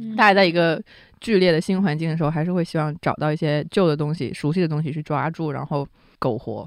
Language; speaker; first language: Chinese; non-native, local second language; Cantonese